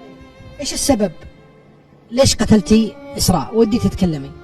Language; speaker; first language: Arabic; native; Arabic